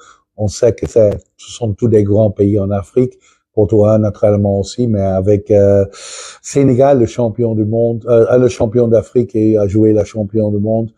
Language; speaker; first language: French; non-native, fluent; Dutch